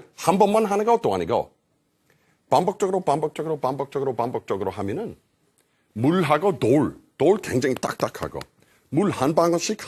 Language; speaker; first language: Korean; non-native, fluent; English